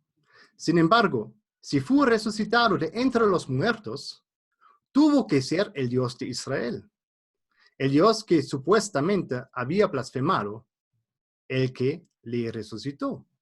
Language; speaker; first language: Spanish; non-native, fluent; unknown